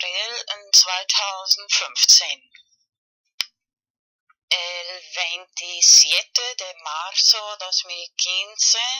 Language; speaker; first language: Spanish; non-native, fluent; German